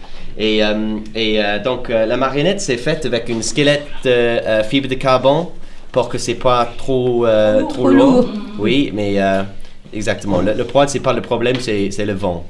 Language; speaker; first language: French; non-native, fluent; English